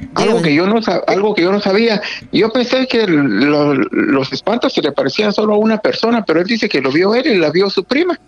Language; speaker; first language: Spanish; native; Spanish